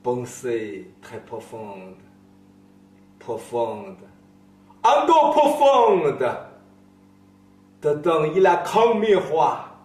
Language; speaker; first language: French; non-native, learner; Chinese